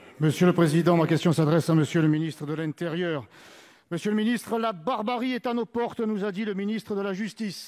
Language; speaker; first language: French; native; French